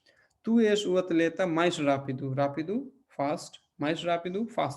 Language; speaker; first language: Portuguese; non-native, fluent; Hindi